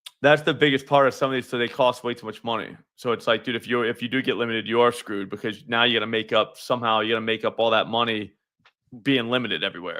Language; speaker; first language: English; native; English